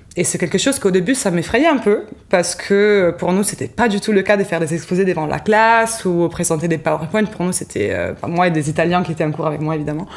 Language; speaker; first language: French; non-native, fluent; Italian